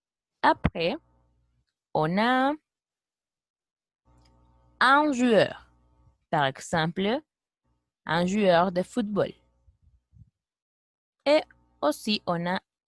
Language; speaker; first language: French; non-native, fluent; Spanish